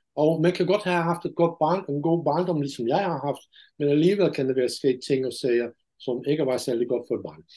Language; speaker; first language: Danish; non-native, fluent; Dutch